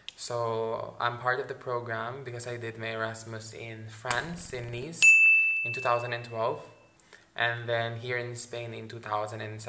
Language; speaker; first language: English; non-native, local second language; Filipino